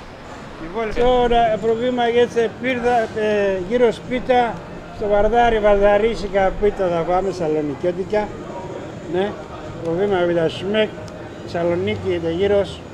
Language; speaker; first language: German; non-native, learner; Greek